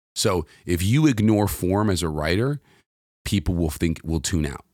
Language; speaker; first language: English; native; English